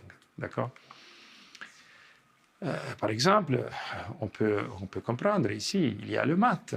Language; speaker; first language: French; non-native, fluent; Italian